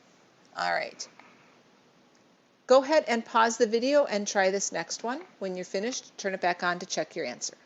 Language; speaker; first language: English; native; English